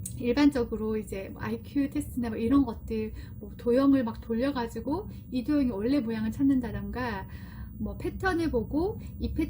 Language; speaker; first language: Korean; native; Korean